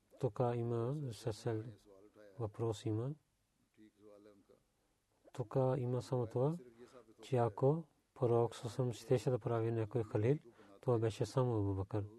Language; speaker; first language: Bulgarian; non-native, learner; Urdu